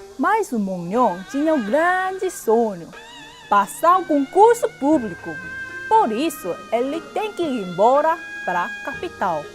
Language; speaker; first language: Portuguese; non-native, fluent; Korean